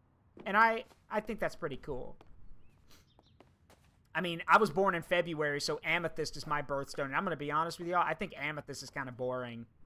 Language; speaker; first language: English; native; English